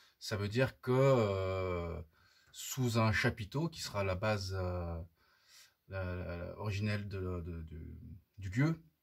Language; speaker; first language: French; native; French